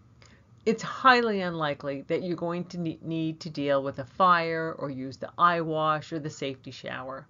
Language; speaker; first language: English; native; English